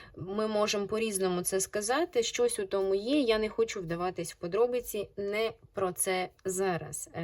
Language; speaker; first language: Ukrainian; non-native, local second language; Russian